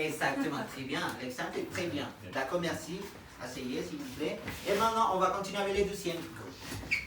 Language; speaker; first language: French; non-native, fluent; Spanish